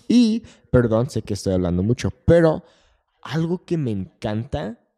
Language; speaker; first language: Spanish; non-native, fluent; English